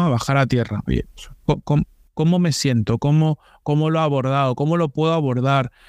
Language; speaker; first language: Spanish; native; Spanish